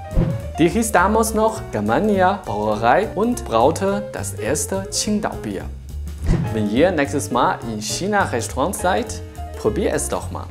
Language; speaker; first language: German; non-native, local second language; Chinese